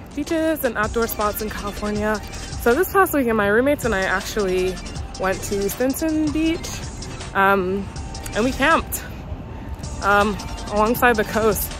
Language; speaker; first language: English; native; English